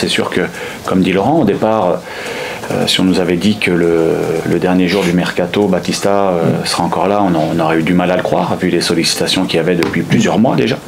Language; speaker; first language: French; native; French